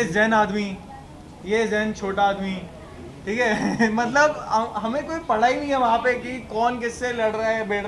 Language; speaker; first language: Hindi; native; Hindi